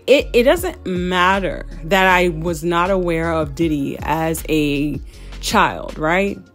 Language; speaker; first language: English; native; English